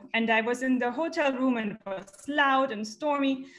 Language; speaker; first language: English; non-native, fluent; German